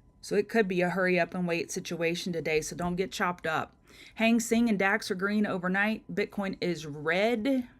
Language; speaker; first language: English; native; English